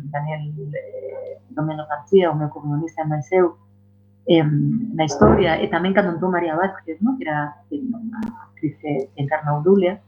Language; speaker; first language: Galician; non-native, local second language; Spanish